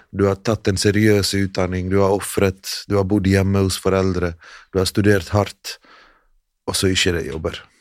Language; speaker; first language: Norwegian; early bilingual, other home language; Bosnian